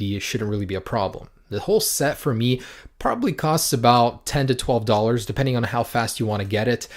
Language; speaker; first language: English; native; English